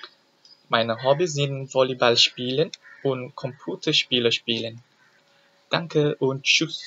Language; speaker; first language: German; non-native, learner; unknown